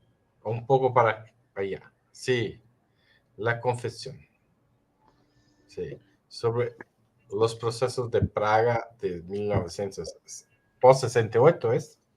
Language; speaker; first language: Spanish; non-native, fluent; Portuguese